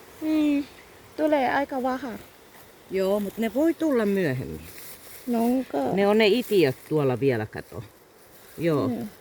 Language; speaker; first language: Finnish; non-native, learner; Thai